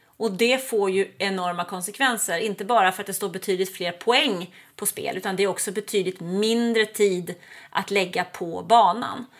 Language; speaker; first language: Swedish; native; Swedish